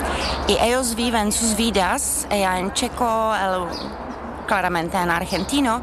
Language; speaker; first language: Spanish; non-native, fluent; Czech